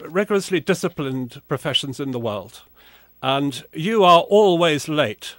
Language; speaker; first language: English; native; English